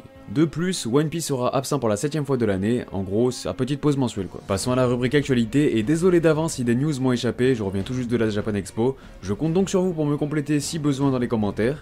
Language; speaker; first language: French; native; French